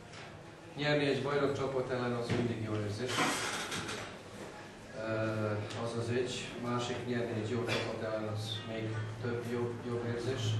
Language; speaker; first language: Hungarian; non-native, fluent; Serbian